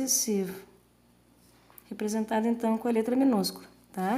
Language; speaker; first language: Portuguese; native; Portuguese